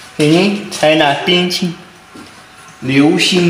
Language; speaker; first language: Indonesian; non-native, learner; Chinese